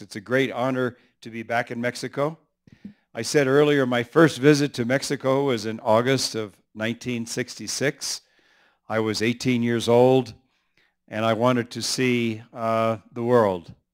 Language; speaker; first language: English; early bilingual, other home language; Spanish